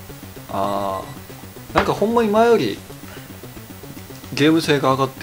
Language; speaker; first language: Japanese; native; Japanese